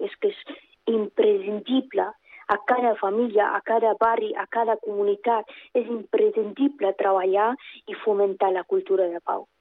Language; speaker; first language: Catalan; non-native, fluent; Persian